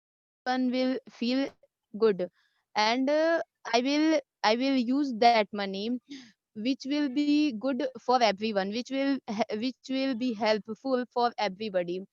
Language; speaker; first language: English; non-native, learner; Hindi